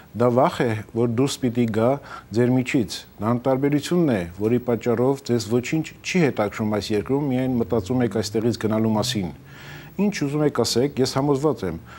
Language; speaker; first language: Armenian; early bilingual, heritage; Armenian